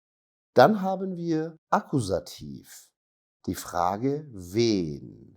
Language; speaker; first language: German; non-native, fluent; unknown